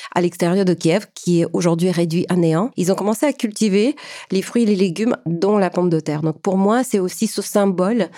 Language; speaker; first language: French; non-native, fluent; Ukrainian